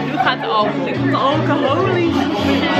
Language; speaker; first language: Dutch; native; Dutch